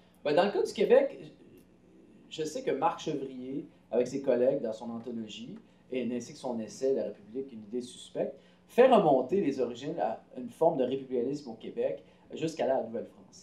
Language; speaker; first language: French; native; French